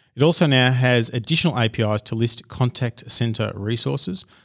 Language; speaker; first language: English; native; English